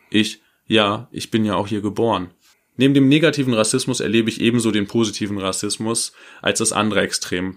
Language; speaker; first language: German; native; German